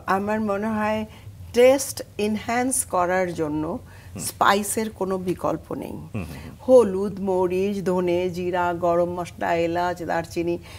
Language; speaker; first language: Bangla; native; Bangla